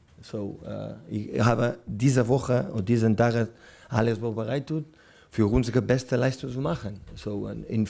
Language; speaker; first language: German; non-native, fluent; Spanish